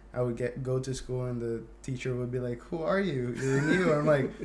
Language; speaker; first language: English; non-native, fluent; Portuguese